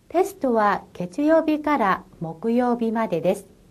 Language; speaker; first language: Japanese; non-native, fluent; Korean